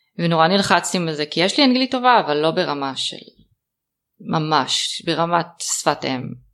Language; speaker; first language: Hebrew; native; Hebrew